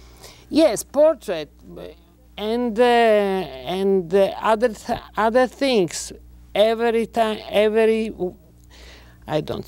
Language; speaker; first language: English; non-native, learner; Italian